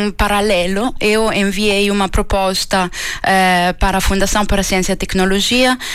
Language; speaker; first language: Portuguese; non-native, fluent; Italian